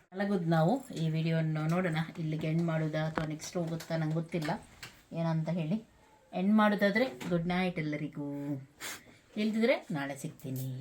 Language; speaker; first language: Kannada; native; Kannada